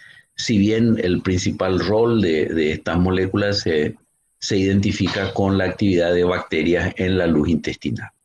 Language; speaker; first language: Spanish; native; Spanish